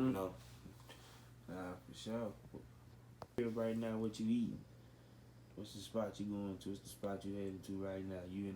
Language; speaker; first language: English; native; English